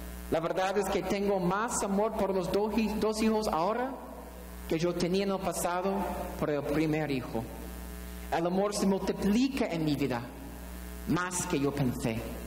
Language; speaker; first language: Spanish; non-native, fluent; English